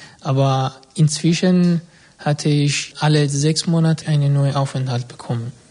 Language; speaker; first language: German; non-native, fluent; Persian